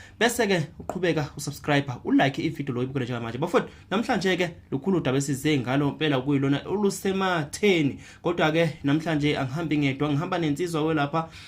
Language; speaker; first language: Zulu; native; Zulu